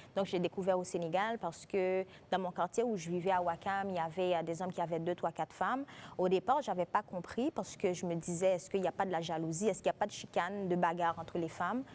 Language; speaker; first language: French; non-native, local second language; Haitian Creole